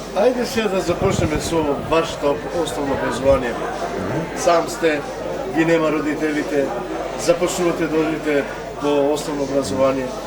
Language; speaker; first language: Macedonian; non-native, local second language; Romany